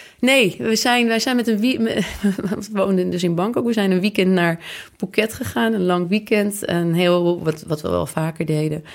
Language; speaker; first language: Dutch; native; Dutch